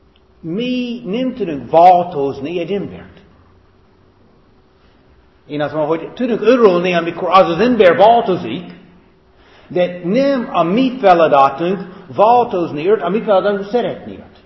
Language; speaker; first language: Hungarian; non-native, fluent; English